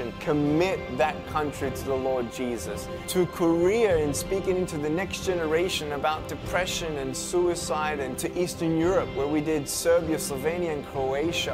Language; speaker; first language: English; native; English